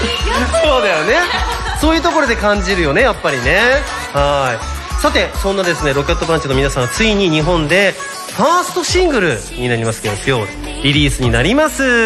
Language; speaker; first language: Japanese; native; Japanese